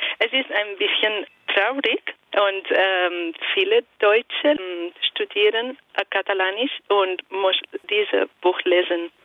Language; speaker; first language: German; non-native, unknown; Italian